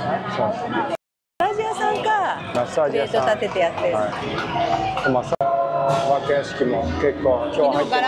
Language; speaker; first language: Japanese; native; Japanese